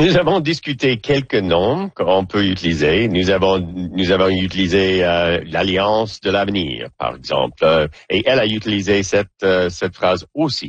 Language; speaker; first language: French; non-native, local second language; English